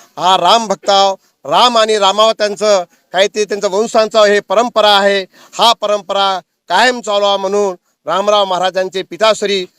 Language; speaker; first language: Marathi; non-native, local second language; Lambadi